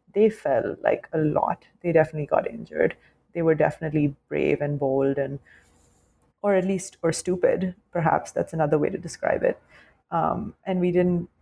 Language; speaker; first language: English; non-native, local second language; Urdu